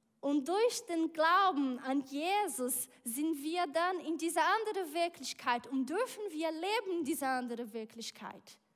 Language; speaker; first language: German; non-native, learner; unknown